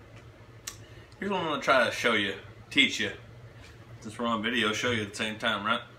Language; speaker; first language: English; native; English